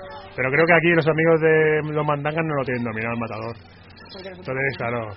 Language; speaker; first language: Spanish; native; Spanish